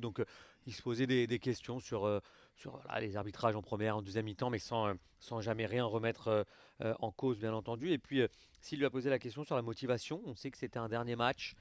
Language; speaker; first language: French; native; French